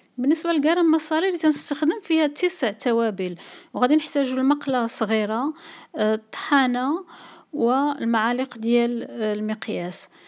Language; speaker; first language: Arabic; native; Arabic